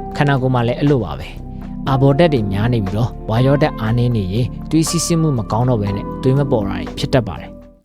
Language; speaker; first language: Burmese; non-native, local second language; Shan